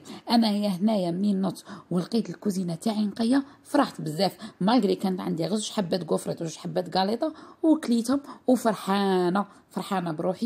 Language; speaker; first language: Arabic; native; Arabic